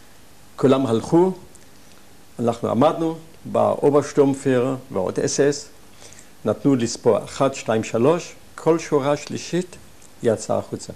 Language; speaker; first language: Hebrew; non-native, fluent; German